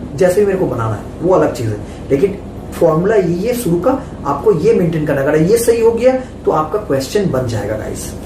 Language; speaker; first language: Hindi; non-native, local second language; Bangla